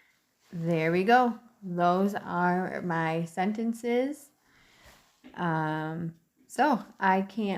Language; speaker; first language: English; native; English